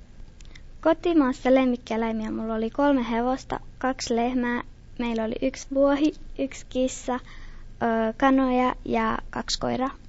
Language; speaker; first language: Finnish; early bilingual, other home language; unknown